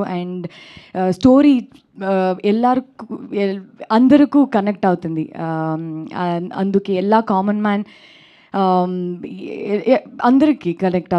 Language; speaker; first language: Telugu; non-native, learner; Kannada